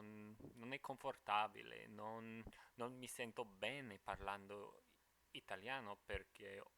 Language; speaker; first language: Italian; non-native, fluent; English